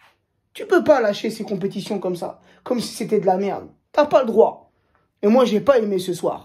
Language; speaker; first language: French; native; French